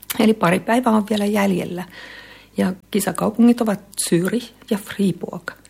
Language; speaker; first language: Finnish; native; Finnish